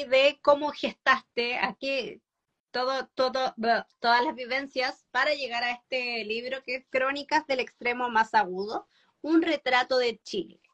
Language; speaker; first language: Spanish; native; Spanish